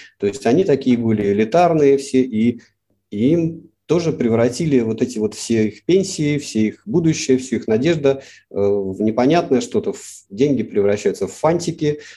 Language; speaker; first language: Russian; native; Russian